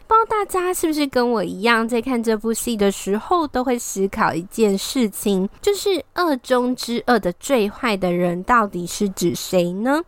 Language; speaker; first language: Chinese; native; Chinese